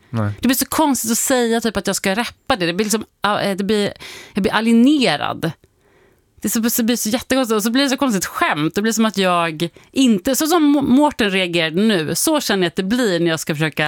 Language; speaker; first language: Swedish; native; Swedish